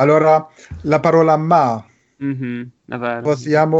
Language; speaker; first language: Italian; non-native, learner; German